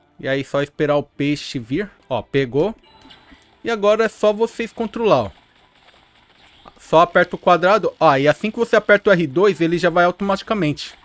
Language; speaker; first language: Portuguese; native; Portuguese